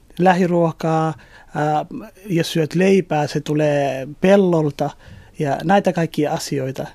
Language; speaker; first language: Finnish; early bilingual, other home language; Somali